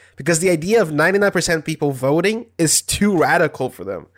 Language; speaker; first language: English; non-native, fluent; Portuguese